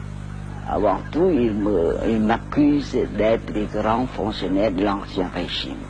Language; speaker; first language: French; non-native, local second language; Khmer